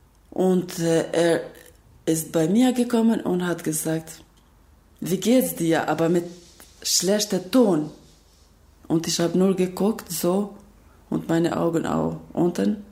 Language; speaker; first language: German; non-native, learner; Albanian